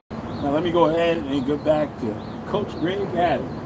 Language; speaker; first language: English; native; English